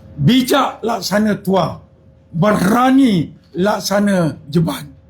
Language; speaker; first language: Malay; native; Malay